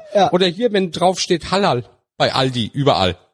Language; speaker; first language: German; early bilingual, other home language; Turkish